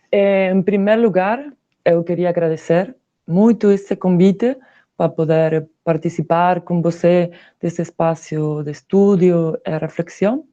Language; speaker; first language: Portuguese; non-native, learner; Spanish